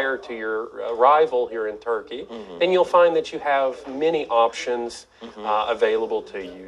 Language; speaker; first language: English; native; English